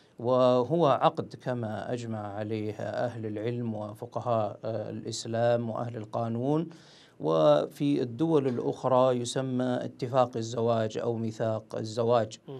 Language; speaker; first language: Arabic; native; Arabic